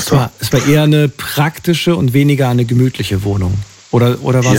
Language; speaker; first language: German; native; German